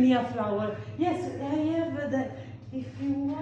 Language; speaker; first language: English; non-native, learner; Italian